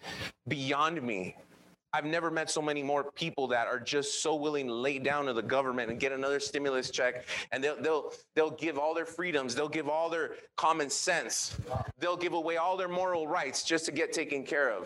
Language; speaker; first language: English; early bilingual, other home language; Spanish